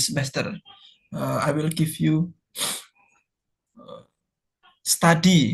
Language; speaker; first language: English; non-native, fluent; Indonesian